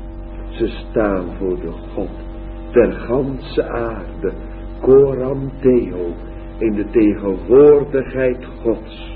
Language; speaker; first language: Dutch; native; Dutch